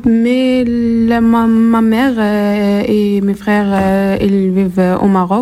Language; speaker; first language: French; non-native, learner; Arabic